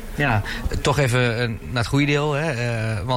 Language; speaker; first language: Dutch; native; Dutch